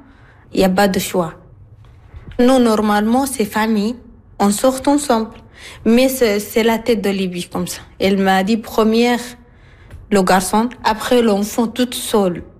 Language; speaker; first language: French; non-native, learner; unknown